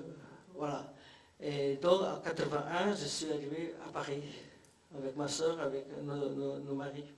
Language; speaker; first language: French; non-native, fluent; Indonesian